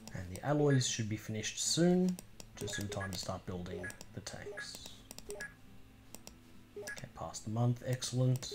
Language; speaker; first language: English; native; English